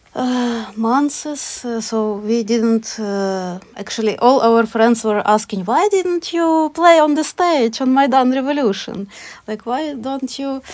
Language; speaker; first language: English; non-native, fluent; Ukrainian